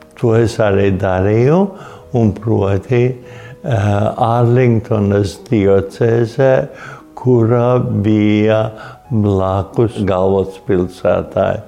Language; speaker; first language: Latvian; native; Latvian